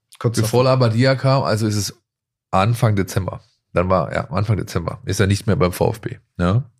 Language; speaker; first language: German; native; German